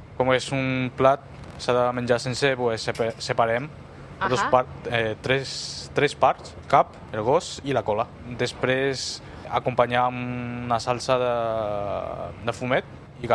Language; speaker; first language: Catalan; non-native, fluent; Chinese